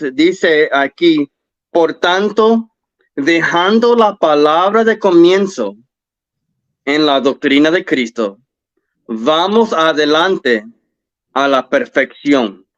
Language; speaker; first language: Spanish; early bilingual, heritage; English